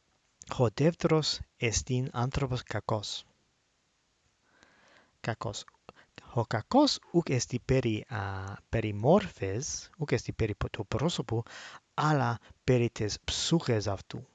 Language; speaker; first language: Greek; non-native, fluent; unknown